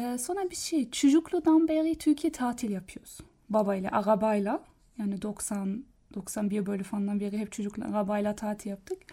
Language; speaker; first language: Turkish; non-native, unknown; German